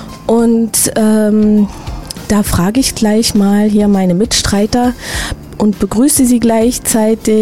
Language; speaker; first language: German; native; German